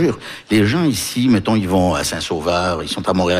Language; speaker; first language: French; early bilingual, other home language; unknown